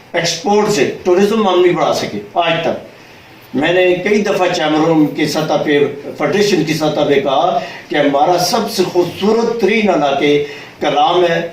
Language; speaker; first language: Urdu; non-native, local second language; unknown